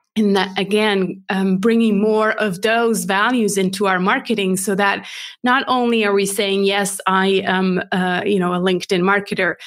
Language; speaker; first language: English; non-native, fluent; Swiss German